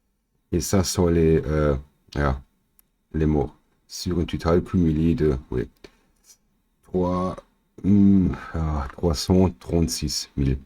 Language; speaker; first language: French; non-native, learner; German